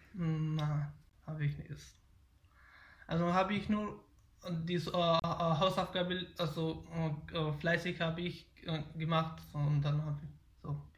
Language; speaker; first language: German; non-native, learner; Pashto